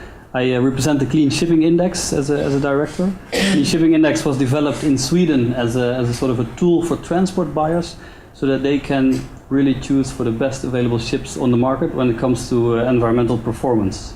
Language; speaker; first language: English; non-native, fluent; Dutch